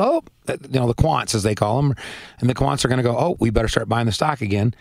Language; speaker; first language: English; native; English